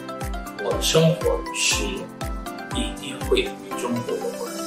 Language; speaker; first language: Chinese; non-native, fluent; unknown